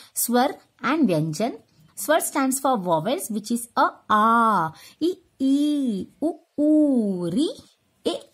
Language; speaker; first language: English; non-native, local second language; Tamil